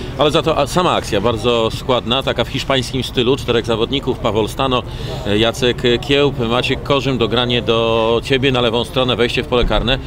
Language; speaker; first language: Polish; native; Polish